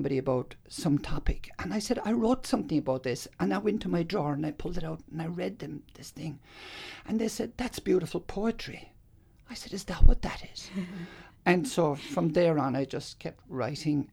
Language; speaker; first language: English; native; English